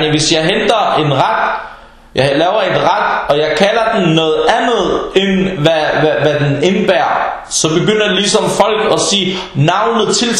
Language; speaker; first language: Danish; non-native, fluent; Arabic